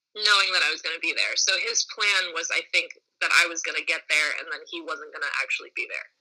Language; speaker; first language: English; native; English